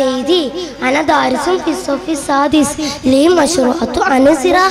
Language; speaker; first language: Arabic; non-native, learner; Malayalam